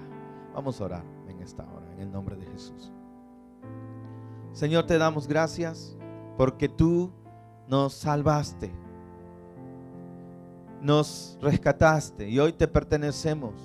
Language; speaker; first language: Spanish; native; Spanish